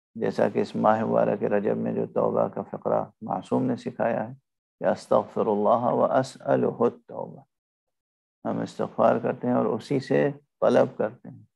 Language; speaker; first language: Urdu; native; Urdu